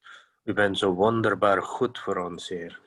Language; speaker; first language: Dutch; non-native, fluent; Indonesian